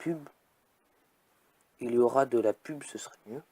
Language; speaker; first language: French; native; French